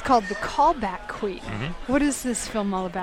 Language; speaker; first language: English; native; English